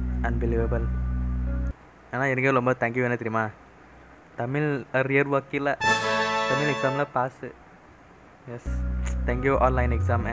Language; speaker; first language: Tamil; non-native, learner; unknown